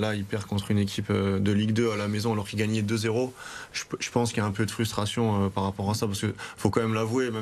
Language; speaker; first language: French; native; French